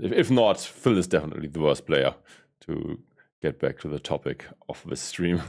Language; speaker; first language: English; non-native, fluent; German